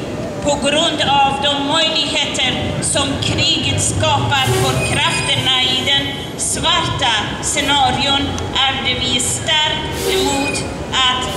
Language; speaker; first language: Swedish; non-native, learner; Persian